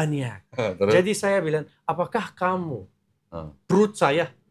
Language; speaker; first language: Indonesian; non-native, learner; Arabic